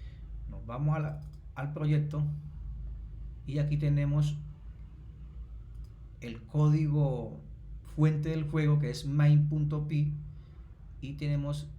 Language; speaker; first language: Spanish; native; Spanish